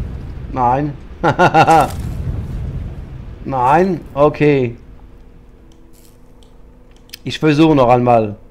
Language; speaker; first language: German; non-native, fluent; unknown